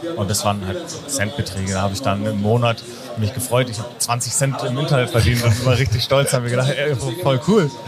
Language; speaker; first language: German; native; German